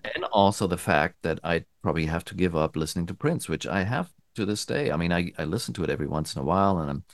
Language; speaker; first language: English; non-native, fluent; German